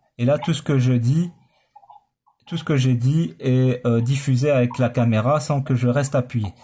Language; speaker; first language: French; native; French